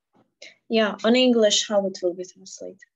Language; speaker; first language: English; non-native, fluent; Ukrainian